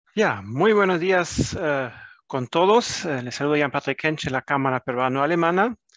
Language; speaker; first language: Spanish; non-native, fluent; German